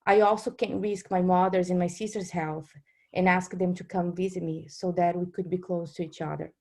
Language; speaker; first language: English; non-native, fluent; Portuguese